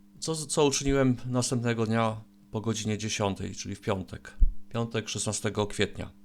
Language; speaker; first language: Polish; native; Polish